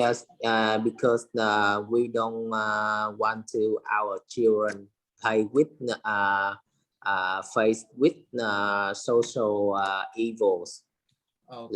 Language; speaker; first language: English; non-native, learner; Vietnamese